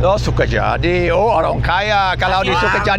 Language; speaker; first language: Indonesian; non-native, fluent; English